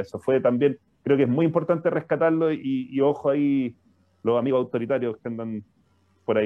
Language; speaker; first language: Spanish; native; Spanish